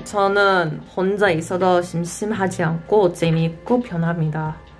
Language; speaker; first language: Korean; non-native, learner; English